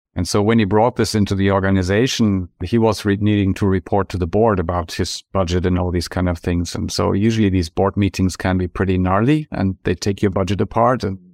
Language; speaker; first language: English; non-native, fluent; German